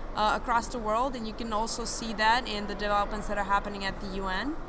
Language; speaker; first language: English; non-native, fluent; Serbian